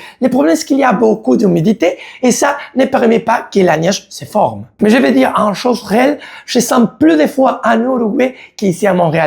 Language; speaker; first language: French; non-native, learner; Spanish